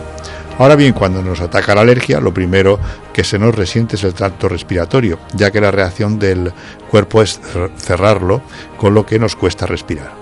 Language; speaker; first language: Spanish; native; Spanish